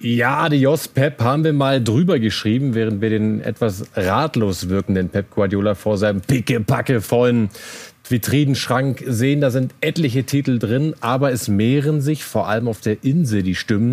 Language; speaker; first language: German; native; German